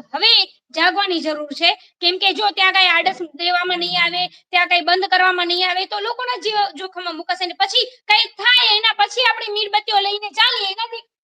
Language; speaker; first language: Gujarati; native; Gujarati